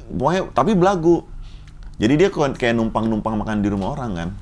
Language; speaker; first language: Indonesian; early bilingual, other home language; Fula